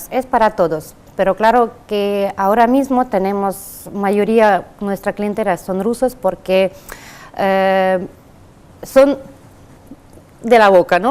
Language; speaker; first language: Spanish; non-native, fluent; Russian